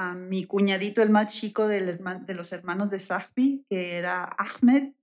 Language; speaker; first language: Spanish; native; Spanish